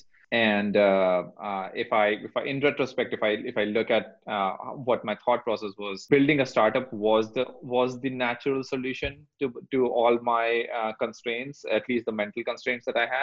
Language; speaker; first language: English; non-native, local second language; Hindi